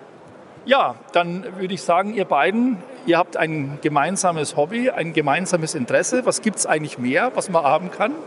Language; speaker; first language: German; native; German